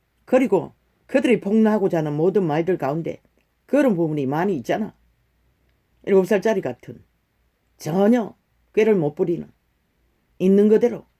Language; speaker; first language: Korean; native; Korean